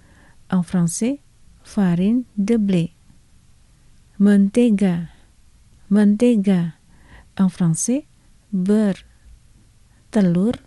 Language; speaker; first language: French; non-native, fluent; Indonesian